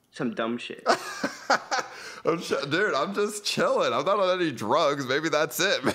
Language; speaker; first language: English; native; English